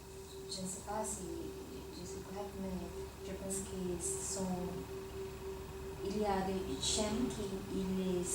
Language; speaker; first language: French; non-native, fluent; Portuguese